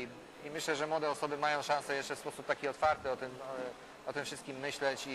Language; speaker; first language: Polish; native; Polish